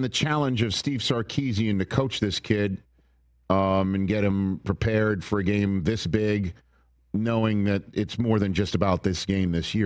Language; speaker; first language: English; native; English